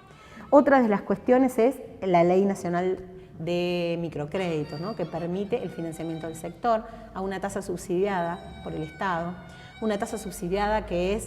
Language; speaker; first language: Spanish; native; Spanish